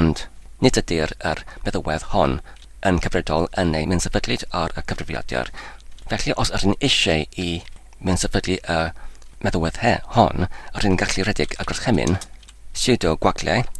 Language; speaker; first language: Welsh; non-native, learner; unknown